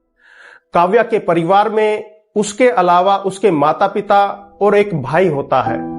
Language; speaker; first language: Hindi; native; Hindi